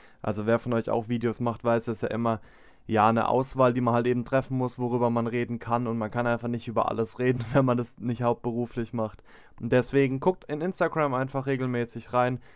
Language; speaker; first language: German; native; German